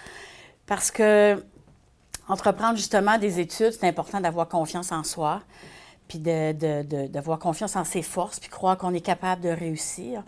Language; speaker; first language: French; native; French